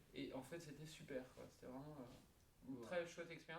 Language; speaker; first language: French; native; French